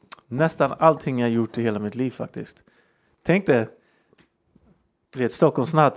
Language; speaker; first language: Swedish; early bilingual, heritage; Swedish